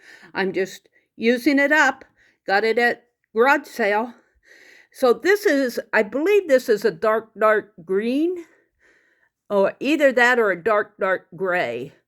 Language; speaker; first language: English; native; English